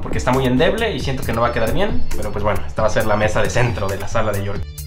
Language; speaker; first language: Spanish; native; Spanish